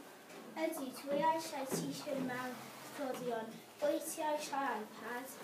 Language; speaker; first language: Welsh; non-native, learner; English